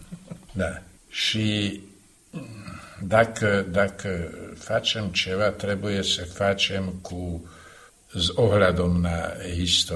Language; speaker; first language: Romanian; non-native, fluent; Slovak